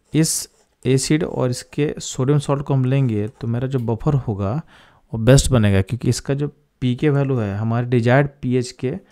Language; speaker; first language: Hindi; native; Hindi